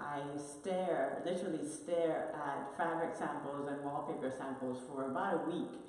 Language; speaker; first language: English; non-native, fluent; Spanish